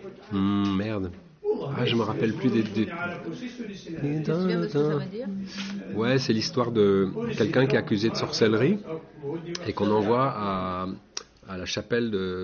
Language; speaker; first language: French; native; French